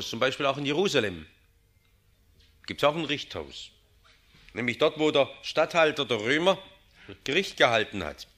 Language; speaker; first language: German; native; German